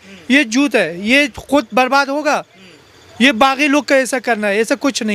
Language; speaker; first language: Hindi; non-native, learner; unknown